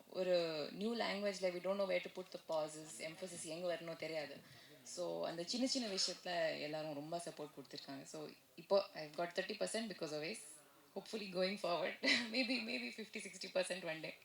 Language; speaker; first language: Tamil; non-native, learner; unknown